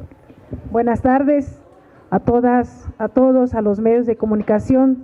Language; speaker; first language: Spanish; native; Spanish